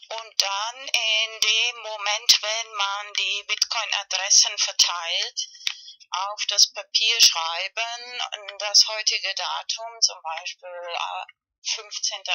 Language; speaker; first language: German; non-native, fluent; Spanish